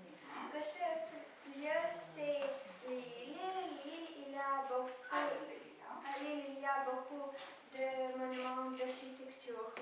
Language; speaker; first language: French; non-native, learner; Ukrainian